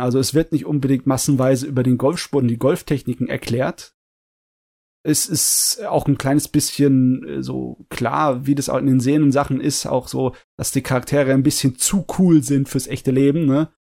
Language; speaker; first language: German; native; German